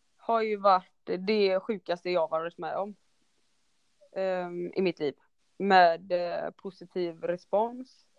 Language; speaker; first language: Swedish; early bilingual, other home language; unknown